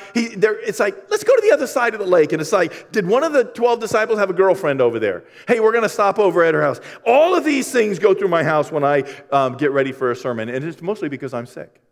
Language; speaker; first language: English; native; English